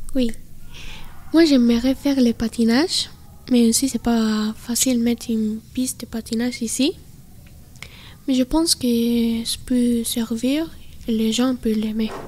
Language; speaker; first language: French; non-native, learner; Spanish